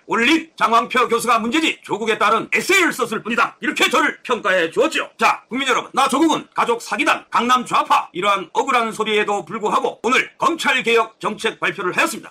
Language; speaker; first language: Korean; native; Korean